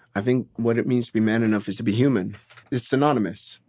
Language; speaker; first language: English; native; English